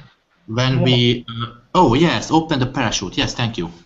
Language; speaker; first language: English; non-native, learner; Hungarian